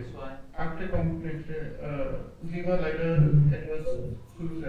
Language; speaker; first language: German; non-native, learner; Hindi